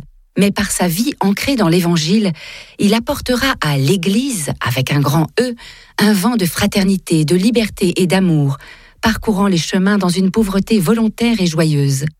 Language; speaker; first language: French; native; French